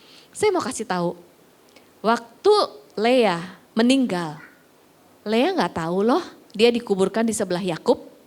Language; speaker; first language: Indonesian; native; Indonesian